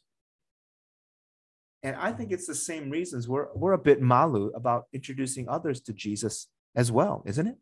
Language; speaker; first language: English; native; English